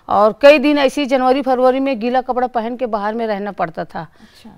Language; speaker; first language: Hindi; native; Hindi